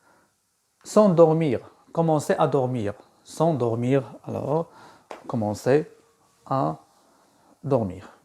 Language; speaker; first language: French; non-native, local second language; Arabic